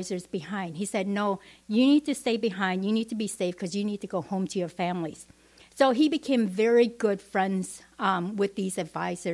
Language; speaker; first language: English; non-native, fluent; Vietnamese